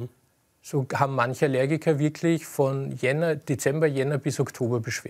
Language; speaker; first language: German; native; German